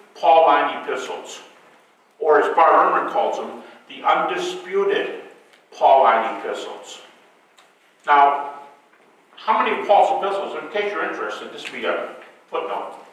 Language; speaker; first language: English; native; English